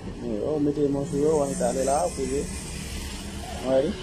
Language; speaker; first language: French; non-native, learner; Haitian Creole